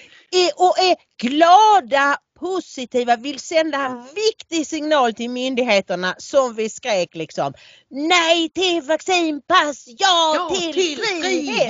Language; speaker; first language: Swedish; native; Swedish